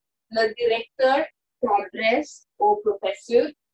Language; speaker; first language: French; non-native, fluent; Hindi